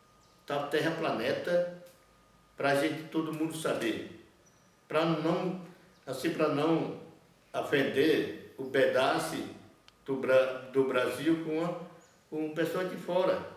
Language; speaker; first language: Portuguese; non-native, local second language; Yanomámi